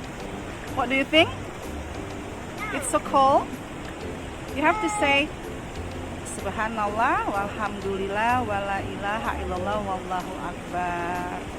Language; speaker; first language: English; non-native, learner; Indonesian